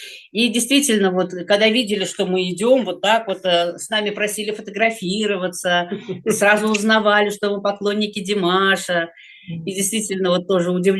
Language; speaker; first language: Russian; native; Russian